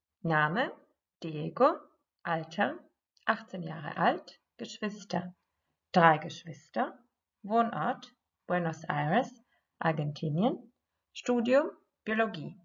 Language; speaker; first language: German; non-native, fluent; Croatian